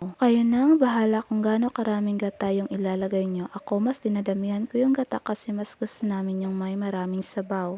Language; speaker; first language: Filipino; non-native, local second language; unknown